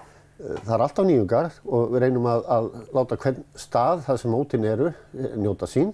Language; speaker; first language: Icelandic; native; Icelandic